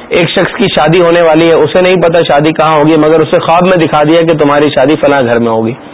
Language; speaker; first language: Urdu; native; Urdu